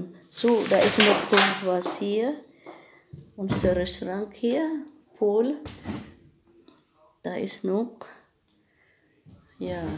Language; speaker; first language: German; non-native, learner; Filipino